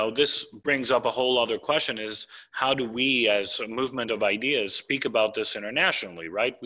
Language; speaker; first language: English; non-native, fluent; Greek